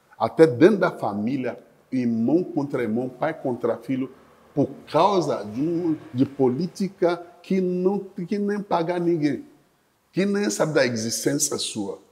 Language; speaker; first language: Portuguese; non-native, fluent; Yoruba